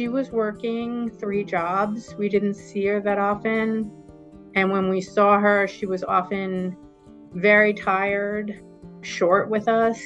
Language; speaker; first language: English; native; English